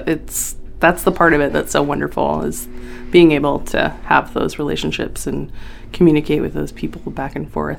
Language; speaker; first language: English; native; English